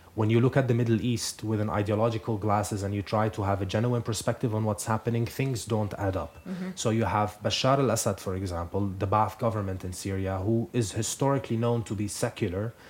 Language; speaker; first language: English; non-native, fluent; Arabic